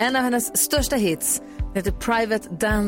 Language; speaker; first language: Swedish; native; Swedish